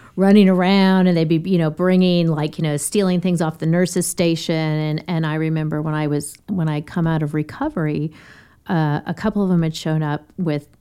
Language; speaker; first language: English; native; English